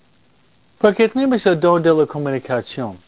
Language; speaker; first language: Spanish; non-native, fluent; English